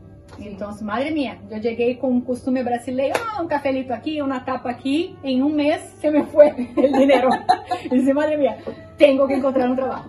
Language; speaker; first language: Spanish; non-native, fluent; Portuguese